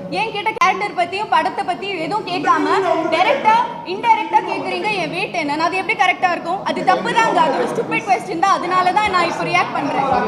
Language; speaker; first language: Tamil; non-native, local second language; Malayalam